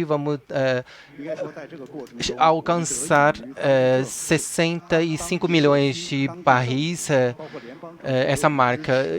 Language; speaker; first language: Portuguese; non-native, fluent; Chinese